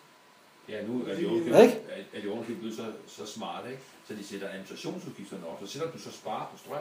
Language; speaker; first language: Danish; native; Danish